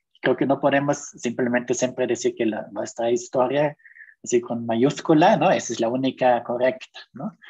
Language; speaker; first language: Spanish; non-native, fluent; German